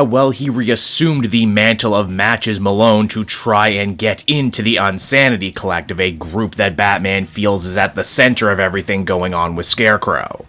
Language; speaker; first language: English; native; English